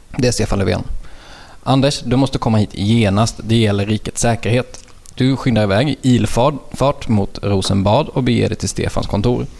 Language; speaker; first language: Swedish; native; Swedish